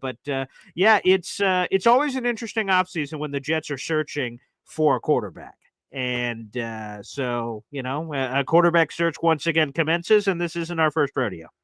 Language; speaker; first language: English; native; English